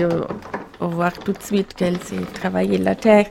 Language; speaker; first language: French; non-native, fluent; German